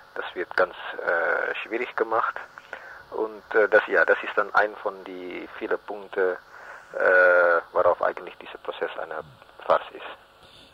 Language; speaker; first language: German; non-native, learner; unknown